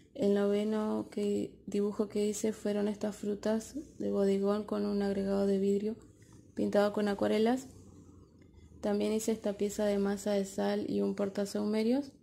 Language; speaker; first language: Spanish; native; Spanish